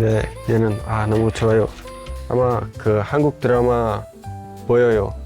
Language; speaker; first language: Korean; non-native, learner; Indonesian